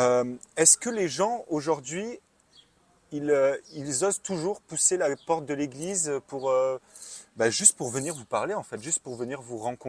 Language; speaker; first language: French; native; French